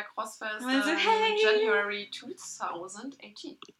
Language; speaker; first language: English; non-native, fluent; German